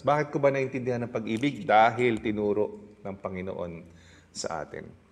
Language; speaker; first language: Filipino; native; Filipino